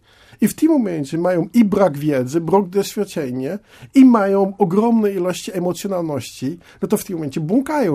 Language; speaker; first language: Polish; non-native, fluent; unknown